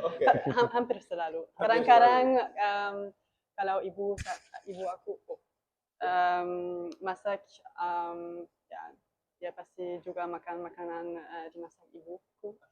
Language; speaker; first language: Indonesian; non-native, learner; German